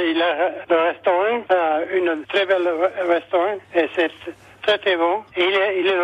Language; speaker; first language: French; non-native, local second language; Basque